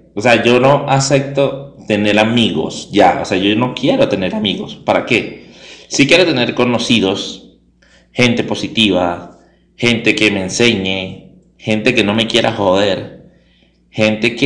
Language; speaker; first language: Spanish; native; Spanish